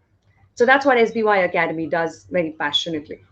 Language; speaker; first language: English; non-native, local second language; Hindi